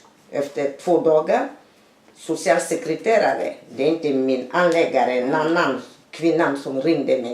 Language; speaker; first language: Swedish; non-native, learner; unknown